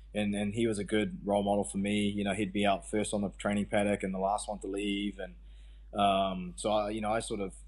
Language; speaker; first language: English; native; English